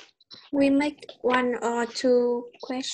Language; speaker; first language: English; non-native, learner; Vietnamese